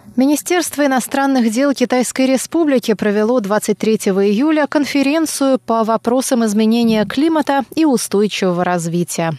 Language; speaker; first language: Russian; non-native, fluent; Chinese